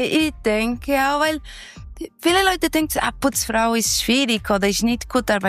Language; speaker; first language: German; non-native, learner; Portuguese